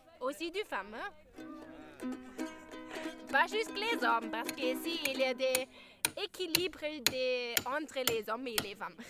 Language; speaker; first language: French; non-native, learner; German